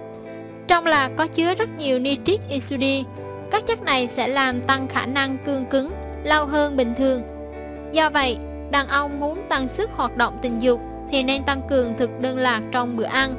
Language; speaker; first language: Vietnamese; native; Vietnamese